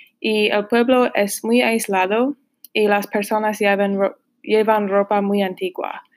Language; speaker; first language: Spanish; non-native, learner; English